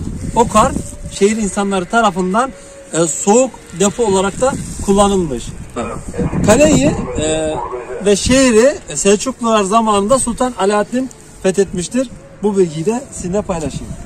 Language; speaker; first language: Turkish; native; Turkish